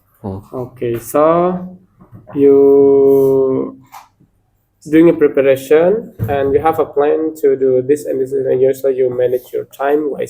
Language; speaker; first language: English; non-native, learner; Indonesian